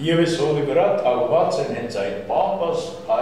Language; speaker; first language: Armenian; non-native, local second language; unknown